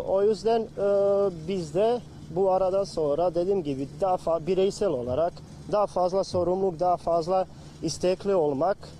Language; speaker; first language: Turkish; non-native, learner; Bosnian